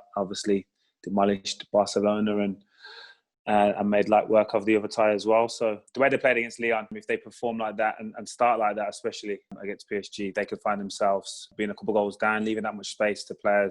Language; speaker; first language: English; native; English